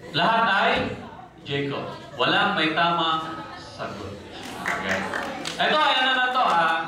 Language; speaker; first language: Filipino; native; Filipino